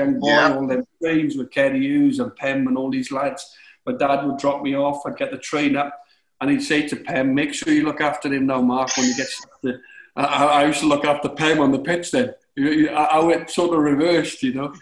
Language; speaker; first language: English; native; English